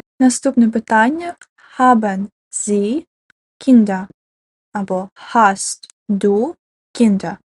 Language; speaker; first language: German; non-native, fluent; Ukrainian